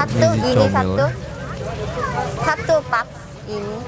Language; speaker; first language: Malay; non-native, learner; Korean